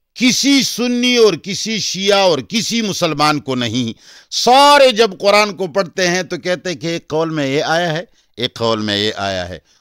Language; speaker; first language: Urdu; non-native, local second language; Pashto